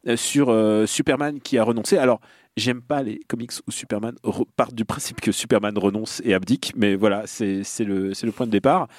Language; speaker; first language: French; non-native, fluent; Russian